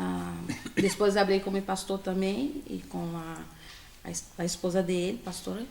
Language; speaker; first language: Spanish; non-native, fluent; Portuguese